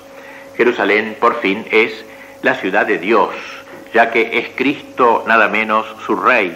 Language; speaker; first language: Spanish; native; Spanish